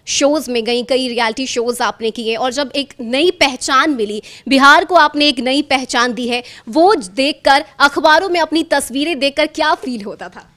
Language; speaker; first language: Hindi; native; Hindi